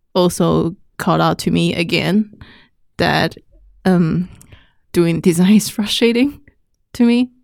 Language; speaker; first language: English; non-native, fluent; Chinese